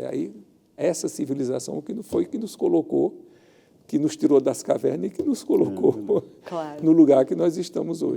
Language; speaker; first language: Portuguese; native; Portuguese